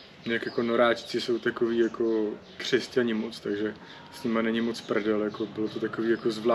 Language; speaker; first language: Czech; native; Czech